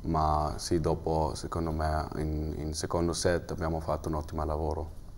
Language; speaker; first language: Italian; non-native, learner; German